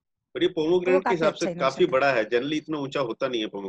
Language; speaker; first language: Hindi; native; Hindi